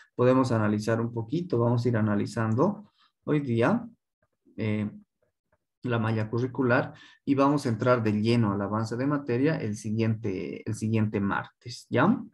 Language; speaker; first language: Spanish; non-native, local second language; Quechua